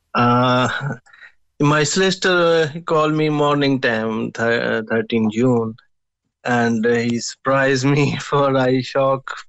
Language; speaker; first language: English; non-native, local second language; Punjabi